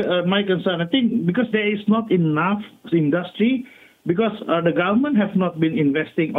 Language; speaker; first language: English; non-native, local second language; Malay